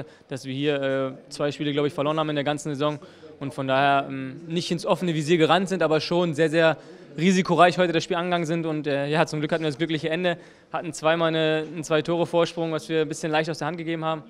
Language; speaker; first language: German; native; German